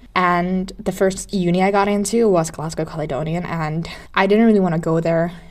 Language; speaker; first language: English; non-native, fluent; Finnish